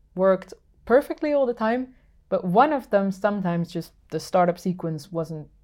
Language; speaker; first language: English; non-native, fluent; Dutch